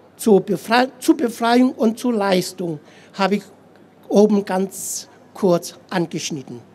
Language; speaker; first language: German; non-native, fluent; Tibetan